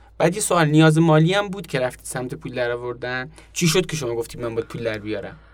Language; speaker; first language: Persian; native; Persian